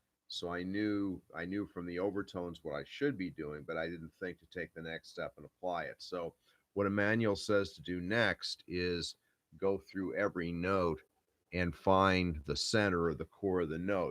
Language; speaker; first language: English; native; English